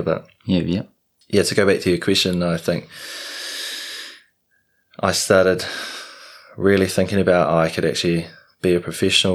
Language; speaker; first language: English; native; English